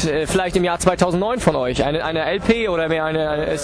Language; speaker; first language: German; native; German